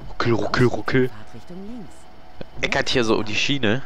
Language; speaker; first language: German; native; German